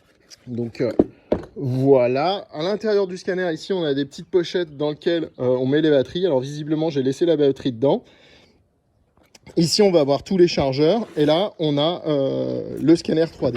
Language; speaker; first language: French; native; French